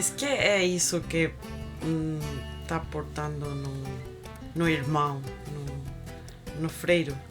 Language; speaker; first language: Portuguese; non-native, learner; Spanish